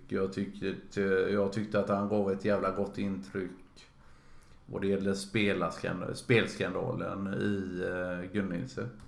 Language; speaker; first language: Swedish; native; Swedish